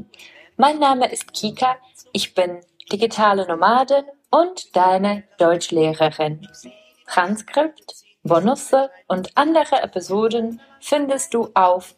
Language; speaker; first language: German; non-native, fluent; Czech